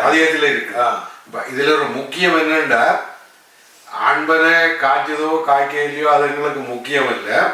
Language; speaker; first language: Tamil; native; Tamil